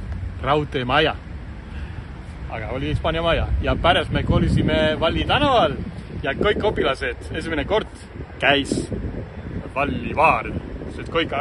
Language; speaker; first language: Estonian; non-native, fluent; Spanish